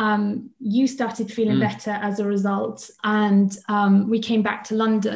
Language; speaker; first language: English; native; English